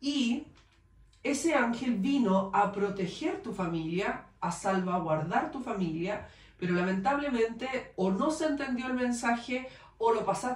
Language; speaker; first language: Spanish; native; Spanish